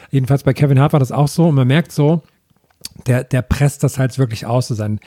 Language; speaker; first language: German; native; German